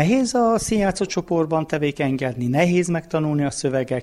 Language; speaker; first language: Hungarian; native; Hungarian